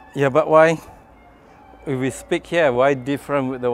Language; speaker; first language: English; non-native, fluent; Indonesian